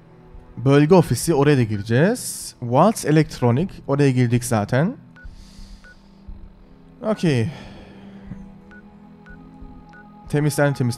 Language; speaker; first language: Turkish; early bilingual, heritage; Turkish